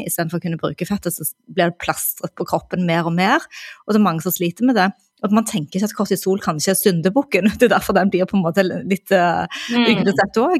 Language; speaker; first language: Norwegian; native; Norwegian